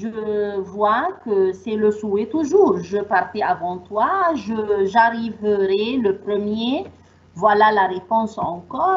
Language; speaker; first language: French; non-native, fluent; Arabic